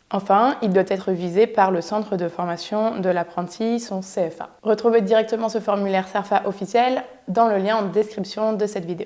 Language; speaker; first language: French; native; French